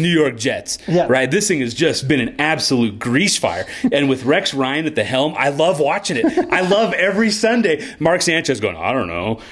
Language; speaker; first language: English; native; English